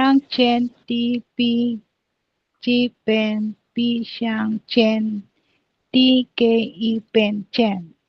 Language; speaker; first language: Chinese; non-native, learner; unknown